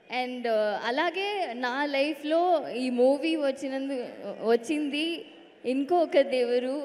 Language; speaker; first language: Telugu; non-native, learner; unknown